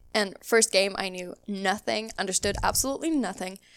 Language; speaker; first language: English; non-native, fluent; Swedish